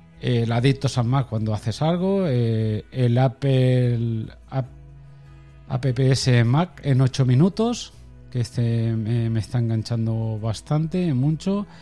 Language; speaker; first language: Spanish; native; Spanish